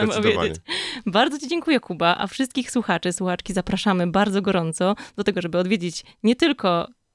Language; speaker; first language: Polish; native; Polish